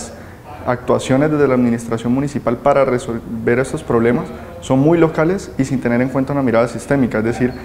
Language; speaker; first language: Spanish; native; Spanish